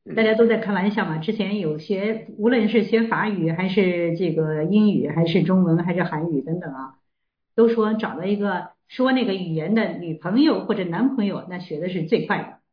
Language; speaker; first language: Chinese; native; Chinese